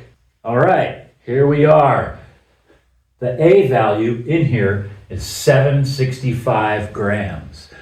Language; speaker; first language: English; native; English